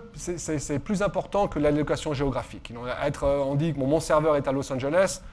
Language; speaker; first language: French; native; French